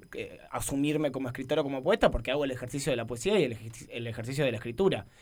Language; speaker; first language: Spanish; native; Spanish